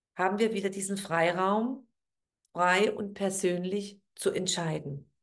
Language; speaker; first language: German; native; German